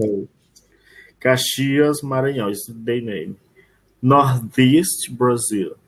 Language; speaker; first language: English; non-native, learner; Portuguese